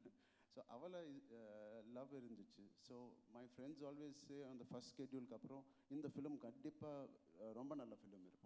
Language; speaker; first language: Tamil; non-native, local second language; Telugu